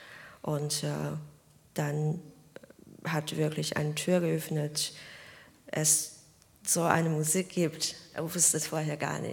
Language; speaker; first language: German; non-native, fluent; Chinese